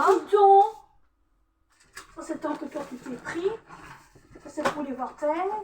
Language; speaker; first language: French; native; French